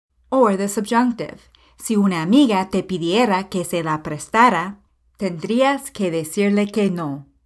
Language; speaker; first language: Spanish; non-native, fluent; English